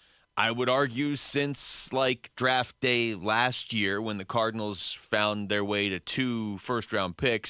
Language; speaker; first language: English; native; English